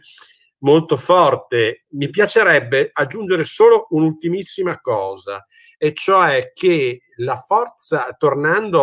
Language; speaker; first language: Italian; native; Italian